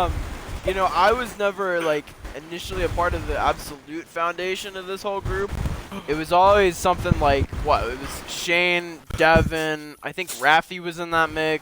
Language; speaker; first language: English; native; English